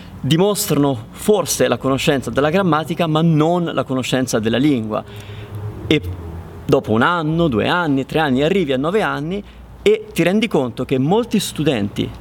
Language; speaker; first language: Italian; native; Italian